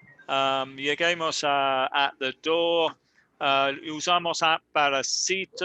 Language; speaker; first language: Spanish; non-native, learner; English